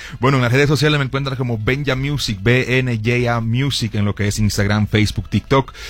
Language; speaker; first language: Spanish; early bilingual, heritage; Spanish